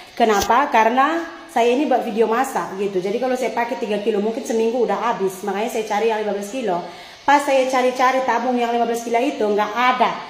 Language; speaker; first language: Indonesian; native; Indonesian